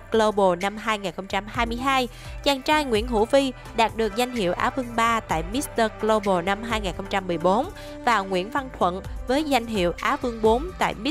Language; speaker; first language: Vietnamese; native; Vietnamese